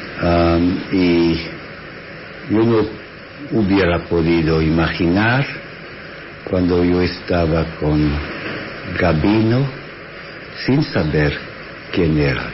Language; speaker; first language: Spanish; non-native, fluent; English